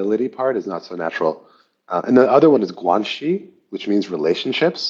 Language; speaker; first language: English; native; English